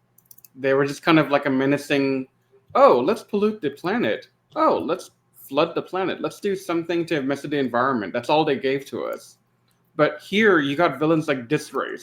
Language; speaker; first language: English; native; English